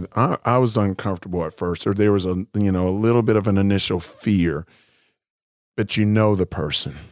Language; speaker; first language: English; native; English